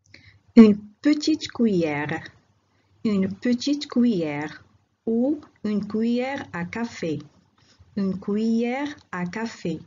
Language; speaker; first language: French; non-native, local second language; Arabic